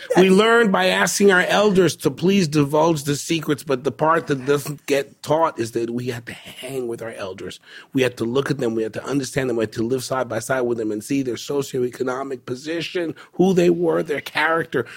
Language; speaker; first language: English; early bilingual, other home language; Spanish